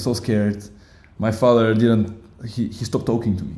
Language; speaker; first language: English; non-native, fluent; Bulgarian